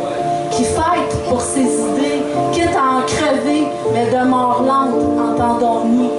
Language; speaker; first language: French; native; French